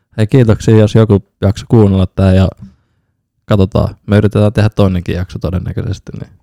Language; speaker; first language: Finnish; native; Finnish